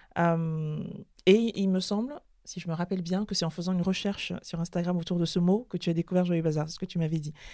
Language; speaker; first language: French; native; French